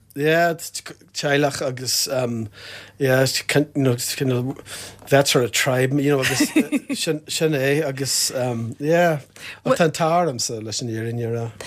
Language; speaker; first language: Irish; non-native, local second language; English